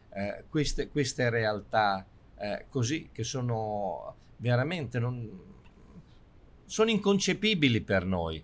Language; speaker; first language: Italian; native; Italian